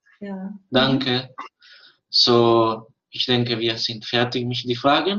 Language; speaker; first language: German; non-native, learner; Spanish